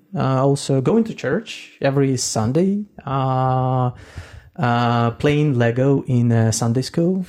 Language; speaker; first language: English; non-native, fluent; Russian